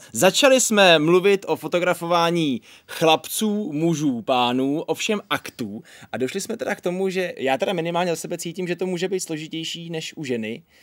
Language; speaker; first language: Czech; native; Czech